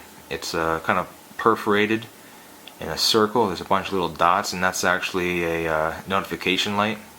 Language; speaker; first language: English; native; English